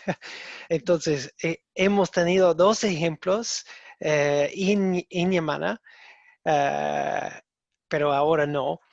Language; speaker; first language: Spanish; non-native, learner; English